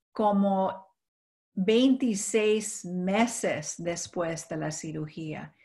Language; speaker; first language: Spanish; non-native, fluent; English